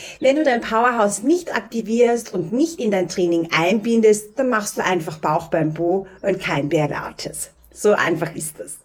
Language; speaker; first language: German; native; German